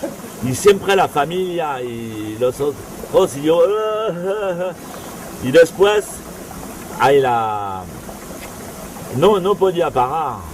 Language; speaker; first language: Spanish; non-native, fluent; French